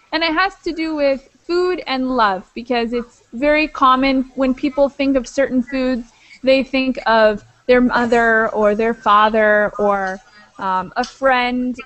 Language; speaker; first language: English; native; English